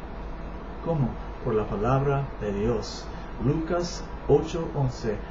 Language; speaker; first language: Spanish; non-native, learner; English